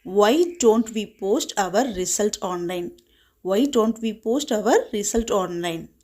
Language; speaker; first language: English; non-native, local second language; Tamil